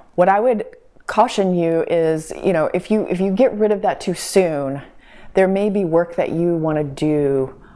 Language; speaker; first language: English; native; English